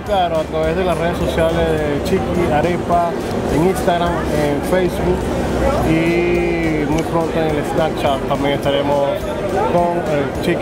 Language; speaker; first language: Spanish; native; Spanish